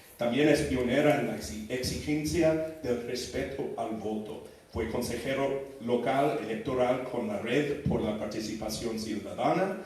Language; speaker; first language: Spanish; non-native, fluent; English